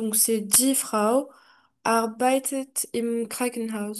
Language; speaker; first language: German; non-native, learner; French